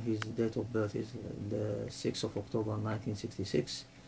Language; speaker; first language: English; non-native, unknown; Arabic